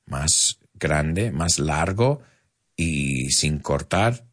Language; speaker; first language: Spanish; non-native, fluent; English